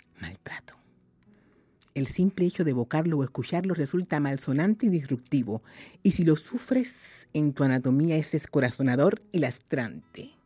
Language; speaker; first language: Spanish; native; Spanish